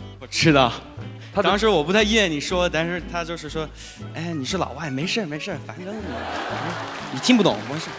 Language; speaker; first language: Chinese; non-native, fluent; English